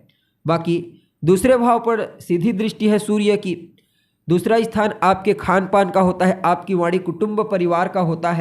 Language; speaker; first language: Hindi; native; Hindi